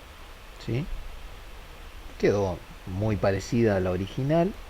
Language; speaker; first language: Spanish; native; Spanish